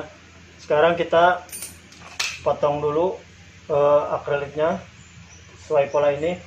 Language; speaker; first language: Indonesian; native; Indonesian